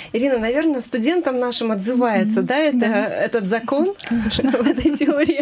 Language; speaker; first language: Russian; native; Russian